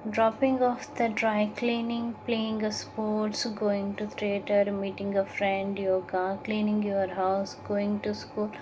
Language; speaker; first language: English; non-native, local second language; Kannada